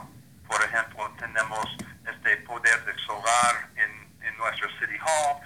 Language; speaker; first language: Spanish; non-native, learner; English